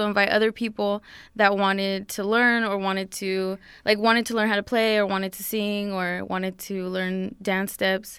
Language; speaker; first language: English; native; English